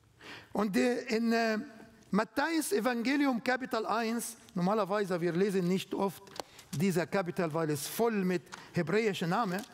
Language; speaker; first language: German; non-native, learner; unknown